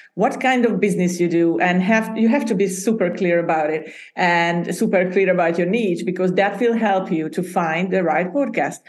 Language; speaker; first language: English; non-native, fluent; Hungarian